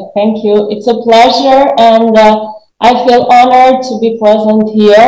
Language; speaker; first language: English; non-native, fluent; Albanian